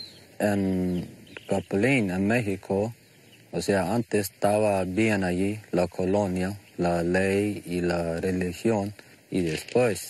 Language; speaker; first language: Spanish; non-native, local second language; Plautdietsch